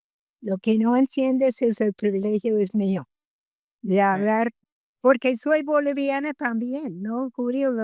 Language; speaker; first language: Spanish; non-native, fluent; English